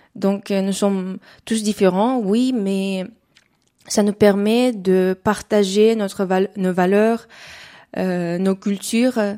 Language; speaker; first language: French; non-native, fluent; Uzbek